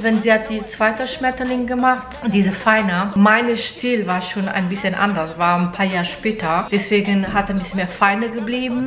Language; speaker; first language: German; non-native, fluent; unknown